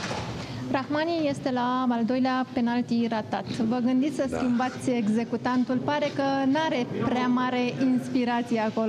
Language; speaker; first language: Romanian; native; Romanian